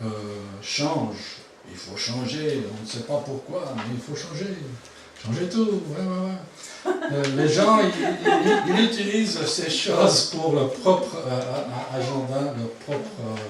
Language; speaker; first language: French; non-native, fluent; English